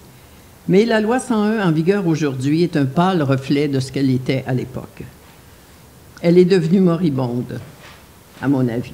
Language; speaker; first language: French; native; French